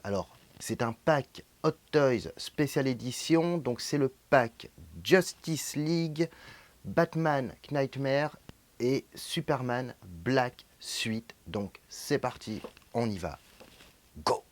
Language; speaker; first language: French; native; French